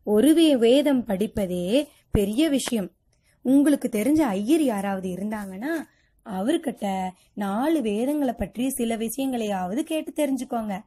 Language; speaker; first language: Tamil; native; Tamil